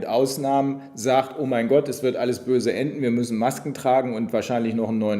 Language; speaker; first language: German; native; German